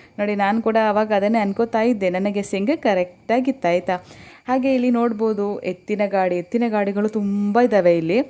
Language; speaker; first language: Kannada; non-native, local second language; Tulu